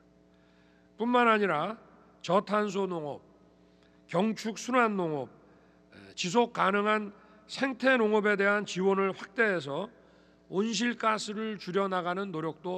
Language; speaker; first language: Korean; native; Korean